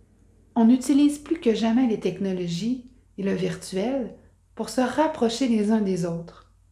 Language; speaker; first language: French; native; French